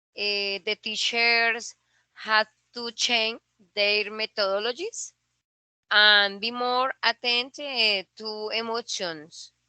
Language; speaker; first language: English; non-native, learner; Spanish